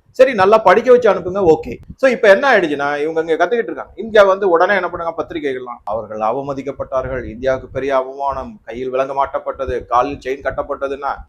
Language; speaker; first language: Tamil; native; Tamil